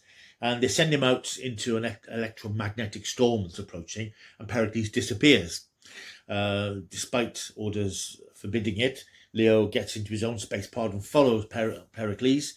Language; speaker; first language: English; native; English